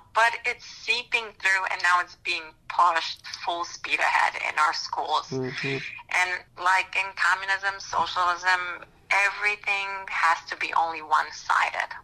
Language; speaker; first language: English; non-native, fluent; Romanian